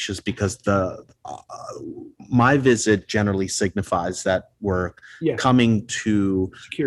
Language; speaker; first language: English; non-native, fluent; Spanish